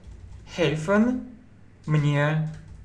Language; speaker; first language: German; non-native, fluent; Russian